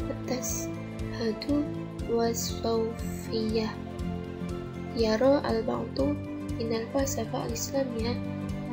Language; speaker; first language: Arabic; non-native, learner; Indonesian